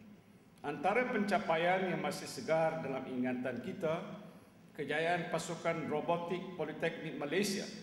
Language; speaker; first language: Malay; native; Malay